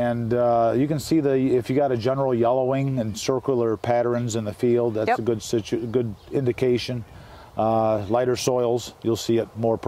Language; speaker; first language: English; native; English